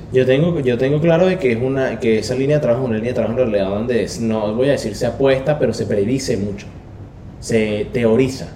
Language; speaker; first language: Spanish; native; Spanish